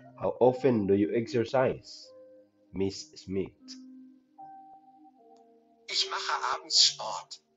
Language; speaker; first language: English; non-native, learner; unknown